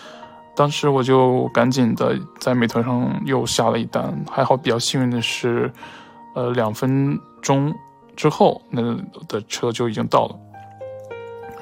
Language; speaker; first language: Chinese; native; Chinese